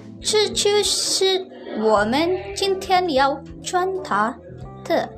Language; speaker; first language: Chinese; non-native, learner; Indonesian